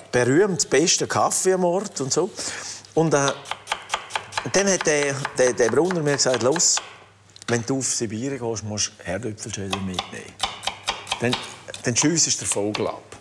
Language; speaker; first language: German; non-native, local second language; Romansh